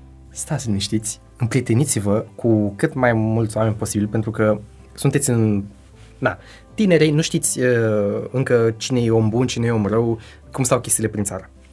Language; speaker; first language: Romanian; non-native, fluent; Spanish